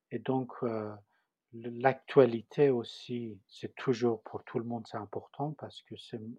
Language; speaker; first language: French; non-native, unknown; Persian